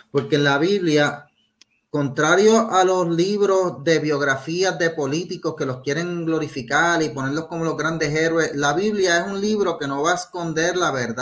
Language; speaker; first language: Spanish; native; Spanish